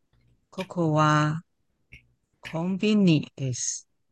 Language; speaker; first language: Japanese; non-native, learner; Chinese